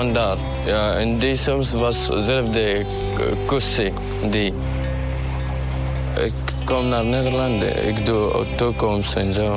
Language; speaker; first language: Dutch; non-native, learner; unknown